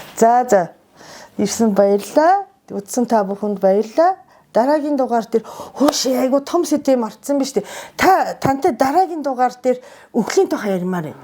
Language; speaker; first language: Mongolian; non-native, fluent; Japanese